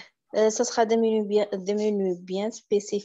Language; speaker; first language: French; non-native, learner; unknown